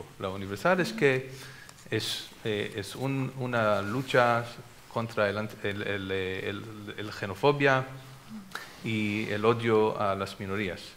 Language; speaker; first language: Spanish; non-native, fluent; Hebrew